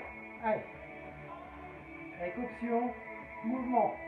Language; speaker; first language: French; native; French